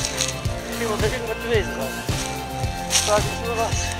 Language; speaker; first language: German; native; German